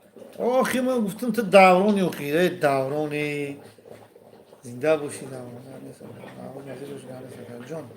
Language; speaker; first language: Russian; non-native, learner; Tajik